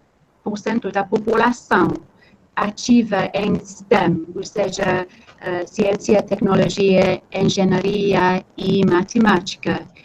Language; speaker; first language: Portuguese; non-native, fluent; English